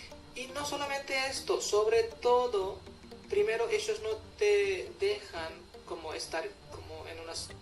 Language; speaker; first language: Spanish; non-native, fluent; Hindi